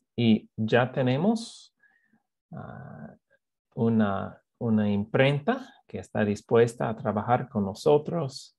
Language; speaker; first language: Spanish; non-native, fluent; English